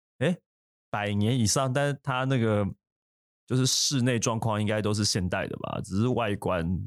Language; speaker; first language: Chinese; native; Chinese